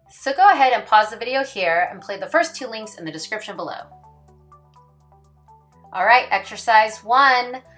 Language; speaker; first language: English; native; English